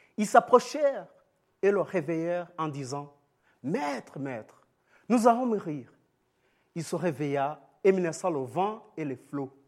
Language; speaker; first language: French; non-native, local second language; Rundi